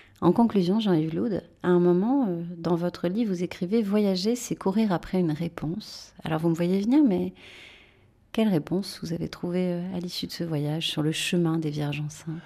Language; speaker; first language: French; native; French